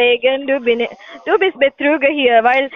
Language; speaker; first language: German; non-native, learner; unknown